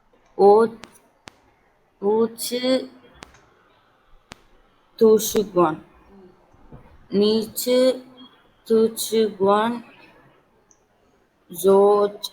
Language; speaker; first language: Chinese; non-native, learner; Tamil